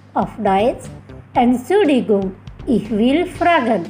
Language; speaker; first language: German; non-native, fluent; Indonesian